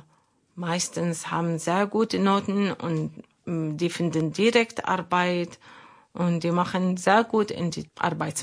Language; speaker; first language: German; non-native, learner; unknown